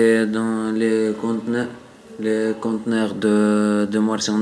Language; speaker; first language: French; non-native, learner; Arabic